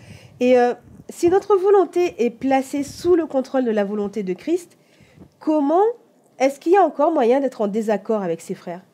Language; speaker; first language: French; native; French